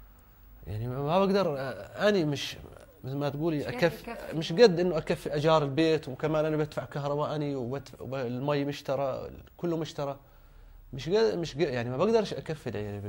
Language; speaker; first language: Arabic; native; Arabic